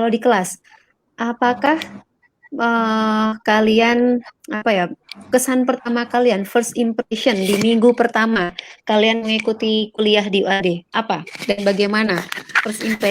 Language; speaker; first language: Indonesian; native; Indonesian